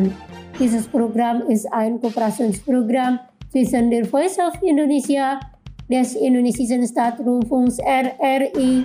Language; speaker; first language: German; non-native, fluent; Indonesian